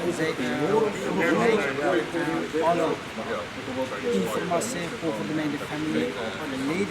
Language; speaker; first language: Dutch; non-native, learner; Uyghur